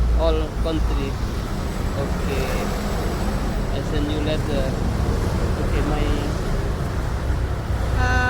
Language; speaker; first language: English; non-native, learner; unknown